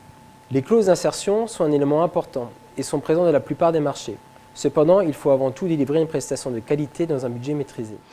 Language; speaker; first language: French; native; French